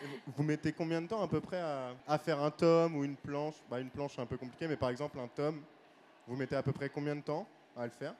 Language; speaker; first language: French; native; French